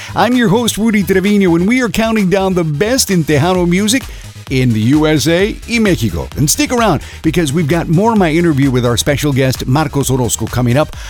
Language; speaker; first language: English; early bilingual, other home language; Spanish